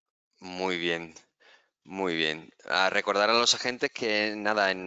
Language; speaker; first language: Spanish; native; Spanish